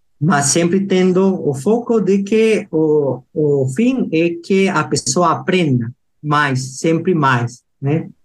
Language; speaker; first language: Portuguese; non-native, fluent; Spanish